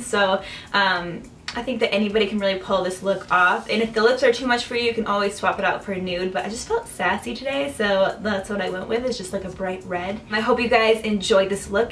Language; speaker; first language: English; native; English